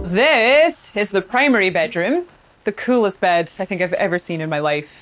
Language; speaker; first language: English; native; English